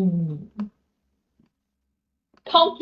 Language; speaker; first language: English; non-native, learner; Chinese